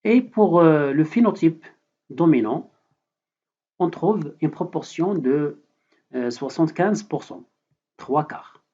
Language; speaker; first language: French; non-native, local second language; Arabic